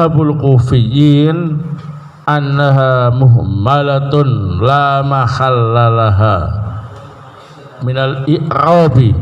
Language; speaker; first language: Arabic; non-native, fluent; Indonesian